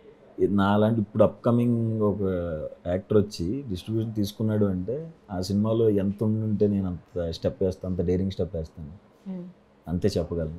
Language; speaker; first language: Telugu; native; Telugu